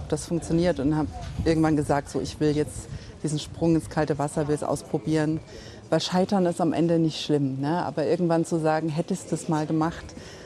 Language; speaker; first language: German; native; German